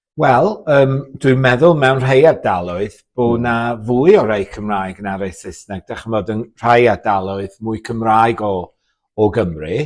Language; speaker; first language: Welsh; native; Welsh